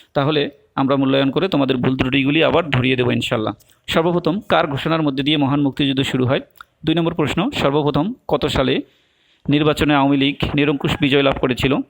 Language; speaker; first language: Bangla; native; Bangla